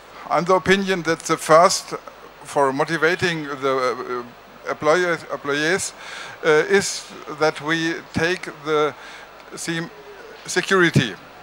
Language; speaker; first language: English; non-native, learner; German